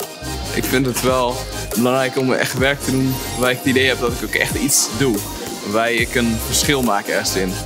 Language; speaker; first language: Dutch; native; Dutch